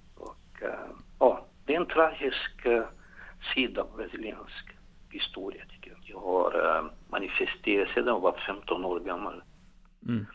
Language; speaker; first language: Swedish; non-native, fluent; Portuguese